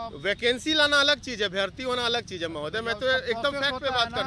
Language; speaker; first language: Hindi; native; Hindi